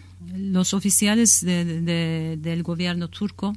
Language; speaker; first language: Spanish; non-native, learner; Kurdish